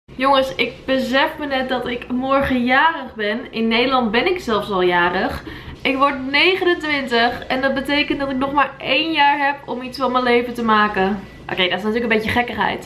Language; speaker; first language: Dutch; native; Dutch